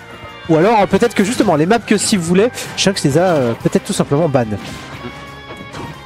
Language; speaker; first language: French; native; French